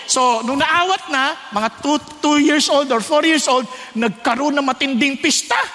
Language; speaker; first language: Filipino; native; Filipino